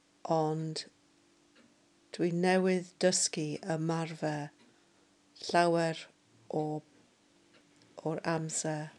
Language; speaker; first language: Welsh; non-native, learner; English